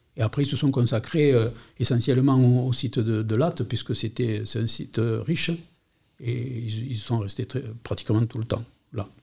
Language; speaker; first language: French; non-native, local second language; Catalan